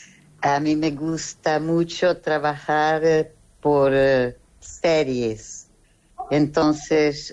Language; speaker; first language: Spanish; non-native, fluent; Portuguese